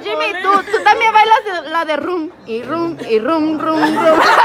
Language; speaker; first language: Spanish; early bilingual, heritage; Spanish